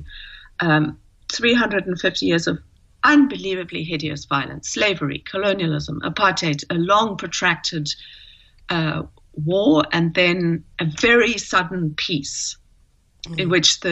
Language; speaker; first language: English; native; English